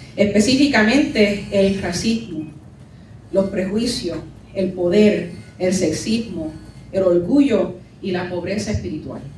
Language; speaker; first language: Spanish; early bilingual, heritage; Spanish